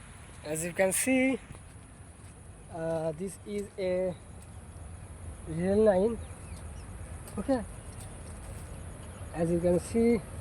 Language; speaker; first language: English; non-native, learner; Bangla